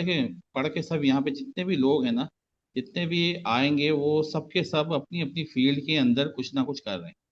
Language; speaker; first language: Urdu; native; Urdu